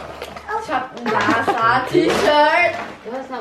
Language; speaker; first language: German; early bilingual, other home language; Filipino